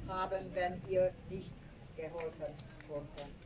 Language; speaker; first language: German; non-native, learner; Hungarian